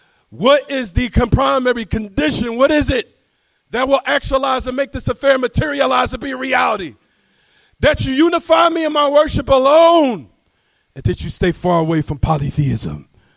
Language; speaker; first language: English; native; English